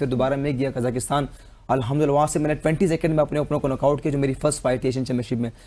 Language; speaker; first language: Urdu; non-native, local second language; Pashto